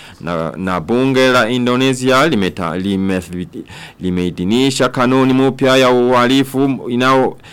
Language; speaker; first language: Swahili; non-native, local second language; Rundi